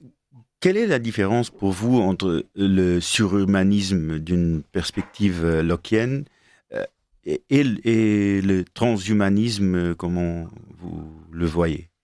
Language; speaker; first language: French; non-native, fluent; Portuguese